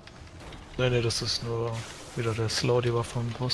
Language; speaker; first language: German; native; German